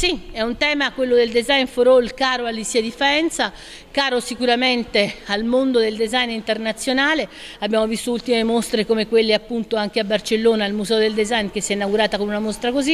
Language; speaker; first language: Italian; native; Italian